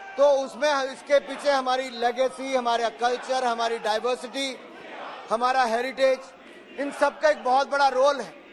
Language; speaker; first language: Hindi; native; Hindi